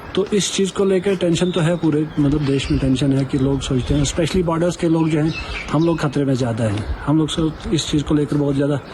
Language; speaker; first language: Urdu; non-native, local second language; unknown